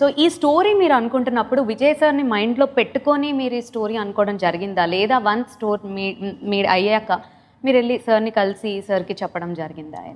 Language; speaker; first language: Telugu; native; Telugu